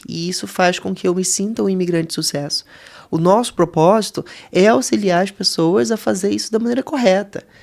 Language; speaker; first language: Portuguese; native; Portuguese